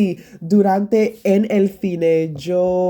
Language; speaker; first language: Spanish; non-native, learner; English